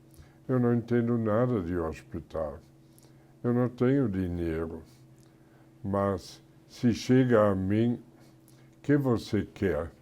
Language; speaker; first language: Portuguese; non-native, fluent; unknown